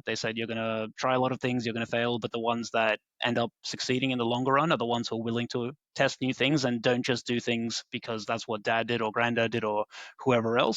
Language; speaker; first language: English; native; English